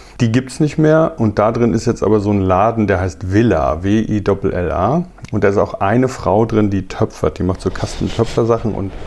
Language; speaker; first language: German; native; German